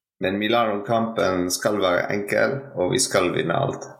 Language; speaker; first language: Norwegian; non-native, fluent; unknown